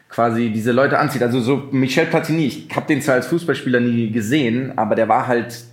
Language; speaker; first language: German; native; German